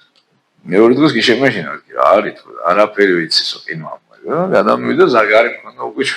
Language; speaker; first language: Georgian; native; Georgian